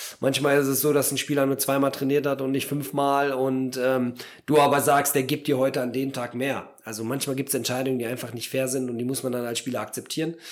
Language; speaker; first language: German; early bilingual, other home language; Polish